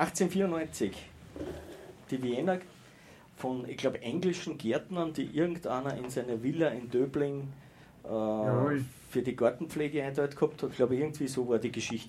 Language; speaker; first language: German; native; German